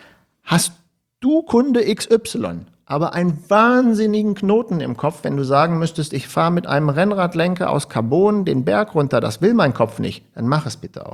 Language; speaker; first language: German; native; German